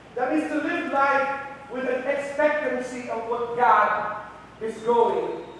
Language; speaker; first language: English; non-native, local second language; Filipino